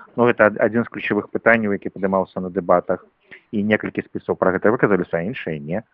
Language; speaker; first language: Belarusian; native; Belarusian